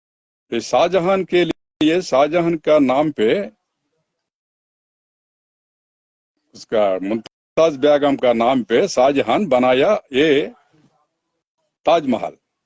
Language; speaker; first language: Hindi; non-native, local second language; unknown